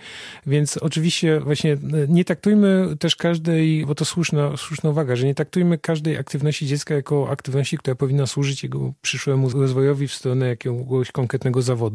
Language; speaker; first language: Polish; native; Polish